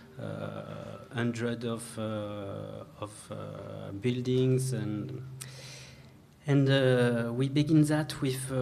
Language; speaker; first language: English; non-native, learner; French